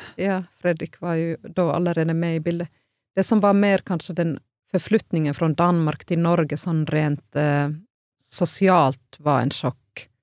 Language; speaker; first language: Norwegian; non-native, fluent; Finnish